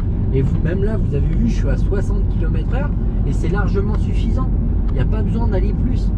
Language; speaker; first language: French; native; French